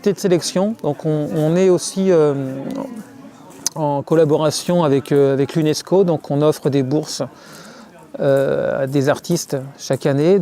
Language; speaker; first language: French; native; French